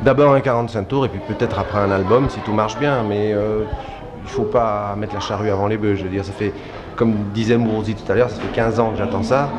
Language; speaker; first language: French; native; French